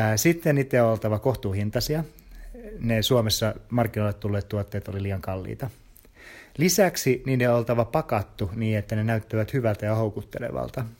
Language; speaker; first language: Finnish; native; Finnish